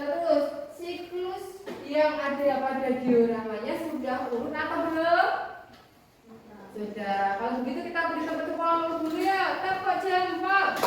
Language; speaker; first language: Malay; native; Malay